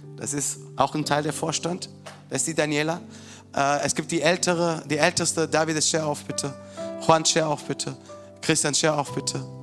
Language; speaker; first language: German; non-native, fluent; Italian